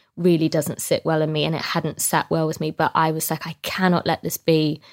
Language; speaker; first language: English; native; English